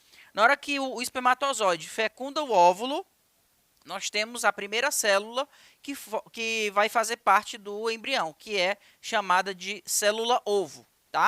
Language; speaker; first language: Portuguese; native; Portuguese